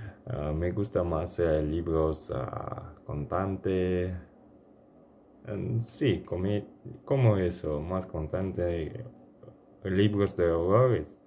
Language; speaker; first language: Spanish; non-native, learner; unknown